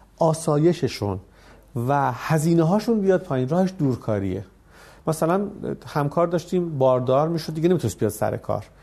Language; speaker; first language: Persian; native; Persian